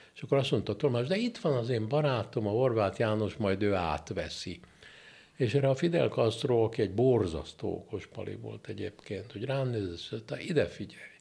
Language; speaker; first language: Hungarian; native; Hungarian